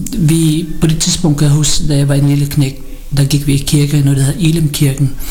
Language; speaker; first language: Danish; early bilingual, other home language; Filipino